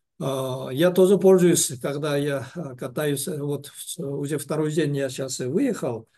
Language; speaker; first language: Russian; non-native, learner; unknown